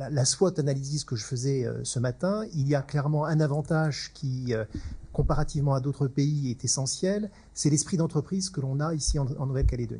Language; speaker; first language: French; native; French